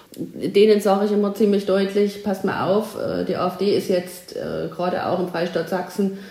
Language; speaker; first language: German; native; German